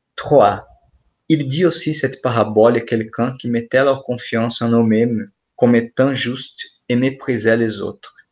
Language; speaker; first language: French; non-native, fluent; Portuguese